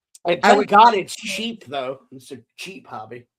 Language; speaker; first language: English; native; English